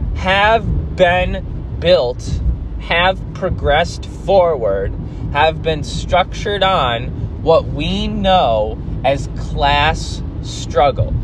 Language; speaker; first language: English; native; English